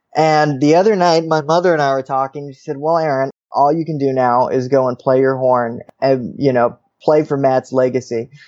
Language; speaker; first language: English; native; English